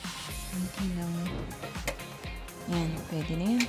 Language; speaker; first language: Filipino; native; Filipino